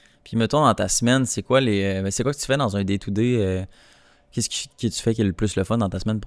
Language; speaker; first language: French; native; French